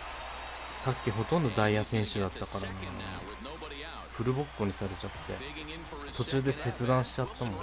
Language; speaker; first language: Japanese; native; Japanese